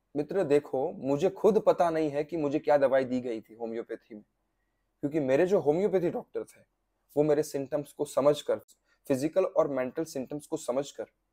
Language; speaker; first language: Hindi; non-native, local second language; Gujarati